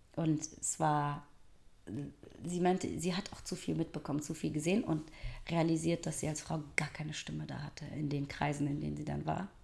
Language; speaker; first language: German; early bilingual, other home language; Persian